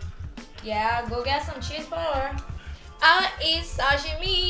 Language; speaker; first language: English; non-native, learner; Korean